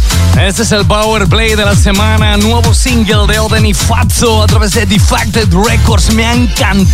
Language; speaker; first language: Spanish; native; Spanish